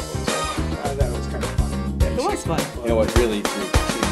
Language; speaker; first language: English; native; English